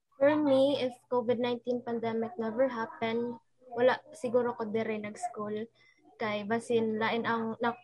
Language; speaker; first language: English; non-native, local second language; Cebuano